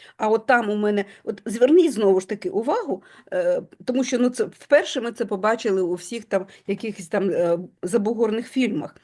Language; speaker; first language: Ukrainian; non-native, local second language; Russian